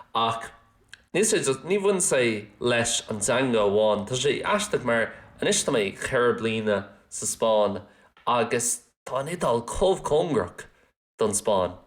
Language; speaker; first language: Irish; non-native, local second language; English